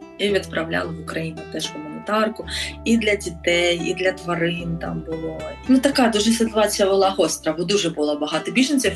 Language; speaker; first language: Ukrainian; native; Ukrainian